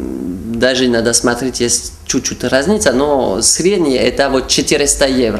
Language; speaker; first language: Russian; non-native, fluent; French